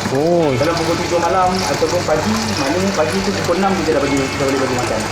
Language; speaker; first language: Malay; native; Malay